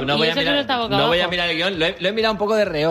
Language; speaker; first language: Spanish; native; Spanish